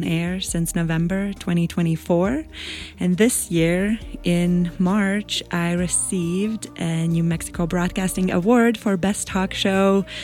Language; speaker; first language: English; non-native, fluent; Latvian